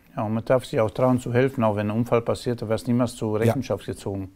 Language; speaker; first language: German; non-native, fluent; Romanian